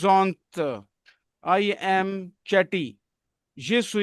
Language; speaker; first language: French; non-native, learner; Urdu